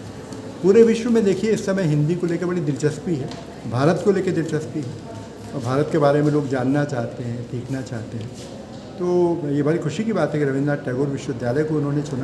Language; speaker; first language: Hindi; native; Hindi